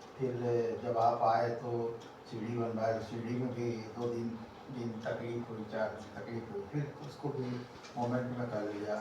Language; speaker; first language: Hindi; native; Hindi